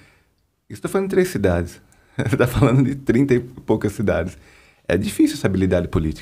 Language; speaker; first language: Portuguese; native; Portuguese